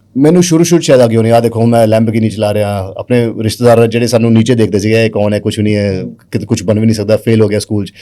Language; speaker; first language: Punjabi; early bilingual, heritage; Punjabi